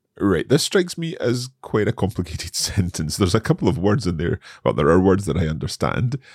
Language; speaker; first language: English; native; English